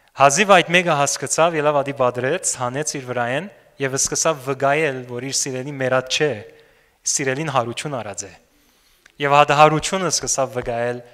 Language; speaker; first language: Armenian; early bilingual, heritage; Armenian